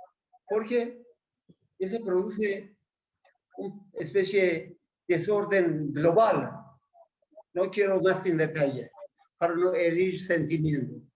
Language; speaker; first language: Spanish; non-native, learner; Persian